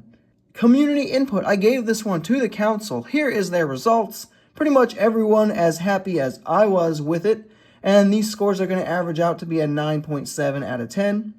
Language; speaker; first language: English; native; English